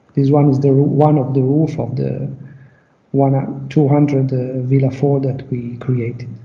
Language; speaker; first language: English; non-native, learner; Italian